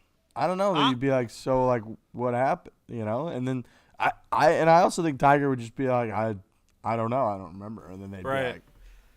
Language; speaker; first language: English; native; English